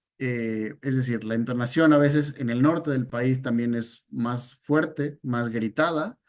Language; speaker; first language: Spanish; native; Spanish